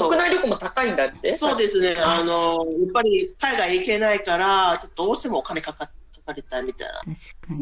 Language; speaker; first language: Japanese; non-native, fluent; Chinese